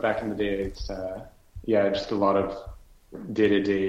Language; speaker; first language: English; native; English